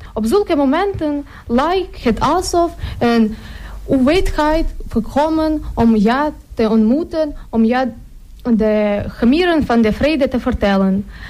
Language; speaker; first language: Dutch; non-native, fluent; Ukrainian